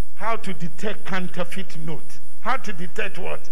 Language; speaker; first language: English; non-native, local second language; Akan